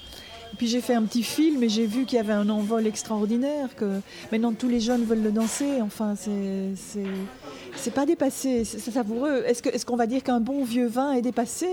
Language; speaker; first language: French; native; French